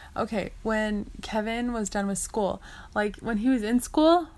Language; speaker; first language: English; native; English